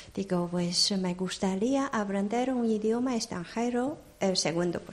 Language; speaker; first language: Spanish; non-native, fluent; Chinese